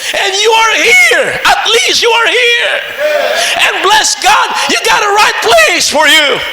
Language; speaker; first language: English; non-native, local second language; Filipino